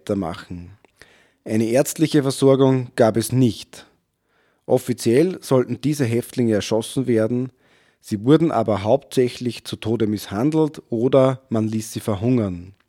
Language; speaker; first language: German; native; German